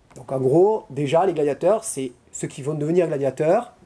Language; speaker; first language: French; native; French